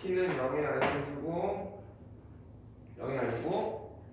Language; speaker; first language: Korean; native; Korean